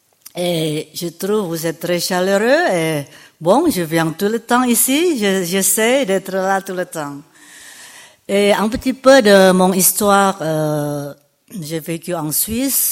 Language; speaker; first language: French; non-native, fluent; Indonesian